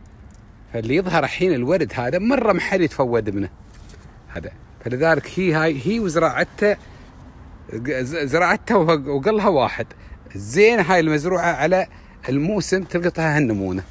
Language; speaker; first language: Arabic; native; Arabic